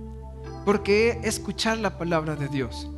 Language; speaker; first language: Spanish; native; Spanish